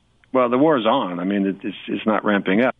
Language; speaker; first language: English; native; English